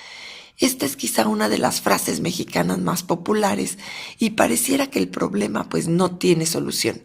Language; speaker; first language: Spanish; native; Spanish